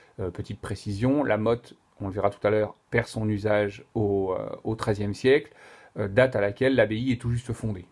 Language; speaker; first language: French; native; French